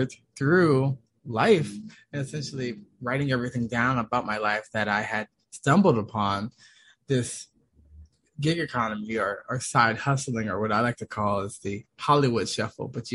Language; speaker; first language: English; native; English